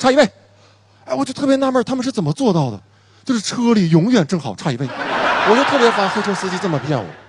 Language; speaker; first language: Chinese; native; Chinese